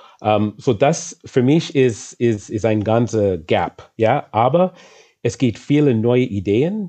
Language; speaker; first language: German; non-native, fluent; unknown